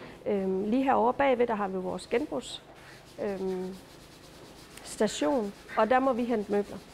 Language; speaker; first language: Danish; native; Danish